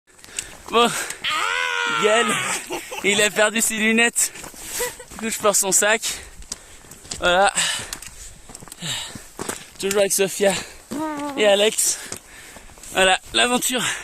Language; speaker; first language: French; native; French